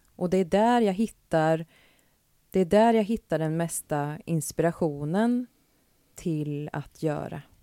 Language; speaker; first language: Swedish; native; Swedish